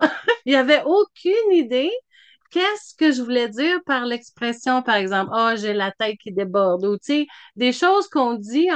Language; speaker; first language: French; native; French